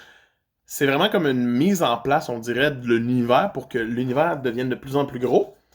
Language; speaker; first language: French; native; French